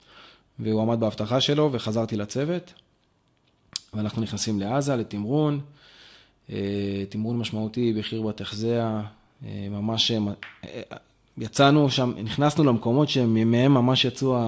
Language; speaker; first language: Hebrew; native; Hebrew